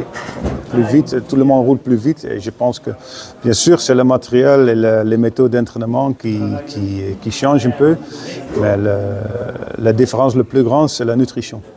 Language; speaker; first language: French; non-native, fluent; Dutch